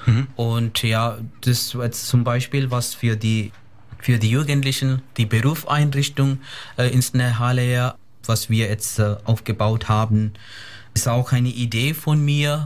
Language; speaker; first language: German; non-native, fluent; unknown